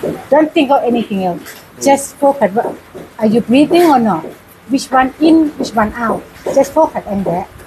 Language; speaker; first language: English; non-native, learner; Thai